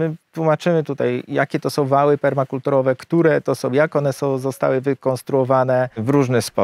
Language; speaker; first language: Polish; native; Polish